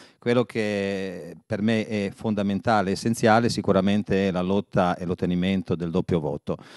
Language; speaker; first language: Italian; native; Italian